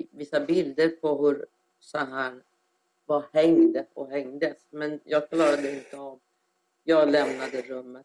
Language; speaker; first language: Swedish; non-native, fluent; Persian